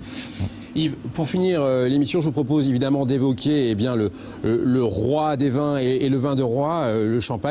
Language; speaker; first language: French; native; French